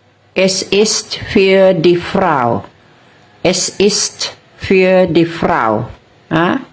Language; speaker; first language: German; non-native, fluent; Cebuano